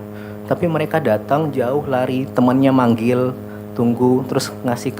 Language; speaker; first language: Indonesian; native; Indonesian